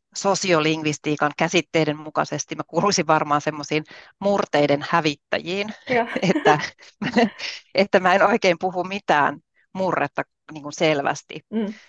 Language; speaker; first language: Finnish; native; Finnish